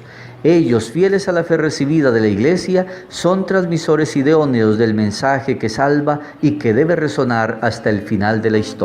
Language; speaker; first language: Spanish; native; Spanish